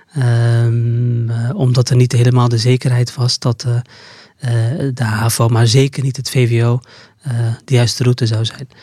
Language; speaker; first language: Dutch; early bilingual, other home language; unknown